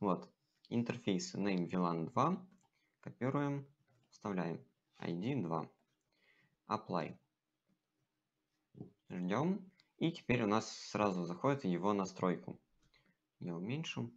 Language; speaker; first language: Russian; native; Russian